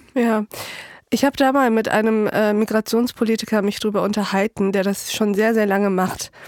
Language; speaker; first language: German; early bilingual, other home language; Turkish